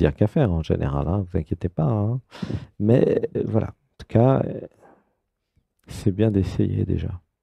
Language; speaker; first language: French; native; French